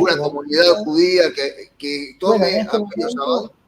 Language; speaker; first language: Spanish; native; Spanish